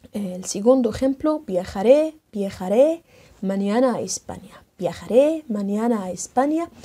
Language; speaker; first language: Spanish; non-native, fluent; Arabic